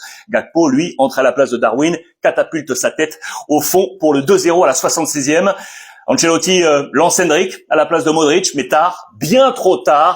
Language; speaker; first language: French; native; French